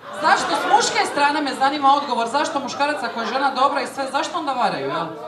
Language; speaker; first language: Croatian; native; Croatian